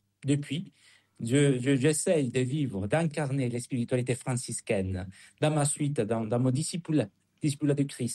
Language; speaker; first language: French; non-native, fluent; Spanish